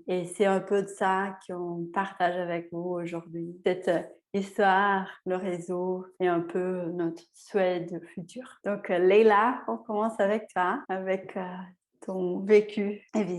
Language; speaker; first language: French; non-native, fluent; Portuguese